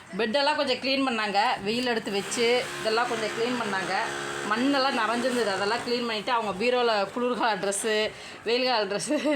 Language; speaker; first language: Tamil; native; Tamil